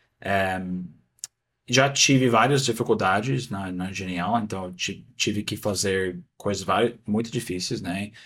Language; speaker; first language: Portuguese; non-native, fluent; English